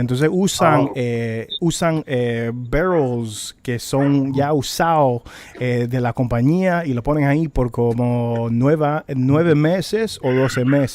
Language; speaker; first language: Spanish; early bilingual, heritage; Spanish